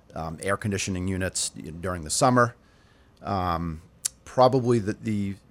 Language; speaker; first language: English; native; English